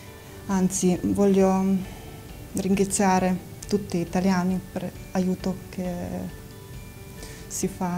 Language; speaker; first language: Italian; non-native, learner; Ukrainian